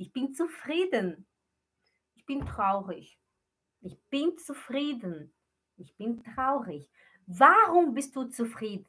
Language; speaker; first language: German; non-native, fluent; Portuguese